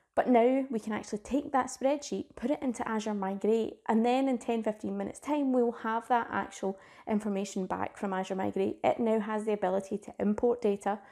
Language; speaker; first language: English; native; English